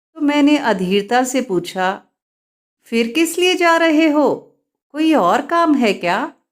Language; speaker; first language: Hindi; native; Hindi